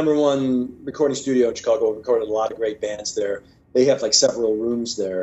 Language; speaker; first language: English; native; English